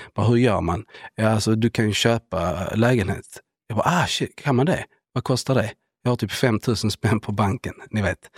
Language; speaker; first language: Swedish; early bilingual, other home language; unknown